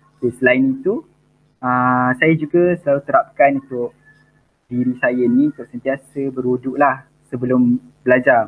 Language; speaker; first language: Malay; native; Malay